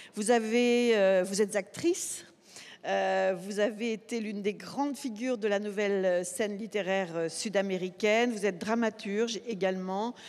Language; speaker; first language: French; native; French